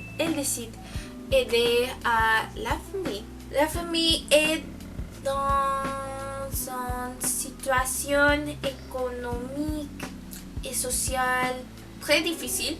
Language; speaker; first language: French; non-native, learner; Spanish